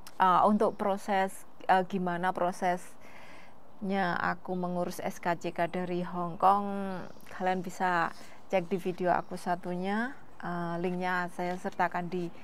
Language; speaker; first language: Indonesian; non-native, local second language; Javanese